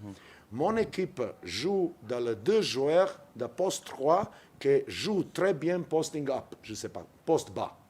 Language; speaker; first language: French; non-native, fluent; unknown